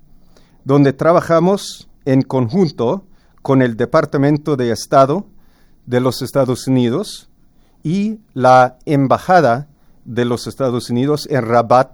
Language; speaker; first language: Spanish; non-native, fluent; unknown